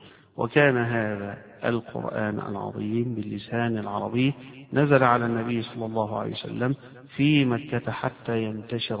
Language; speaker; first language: Arabic; native; Arabic